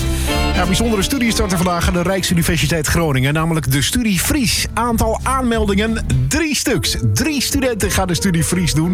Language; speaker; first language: Dutch; native; Dutch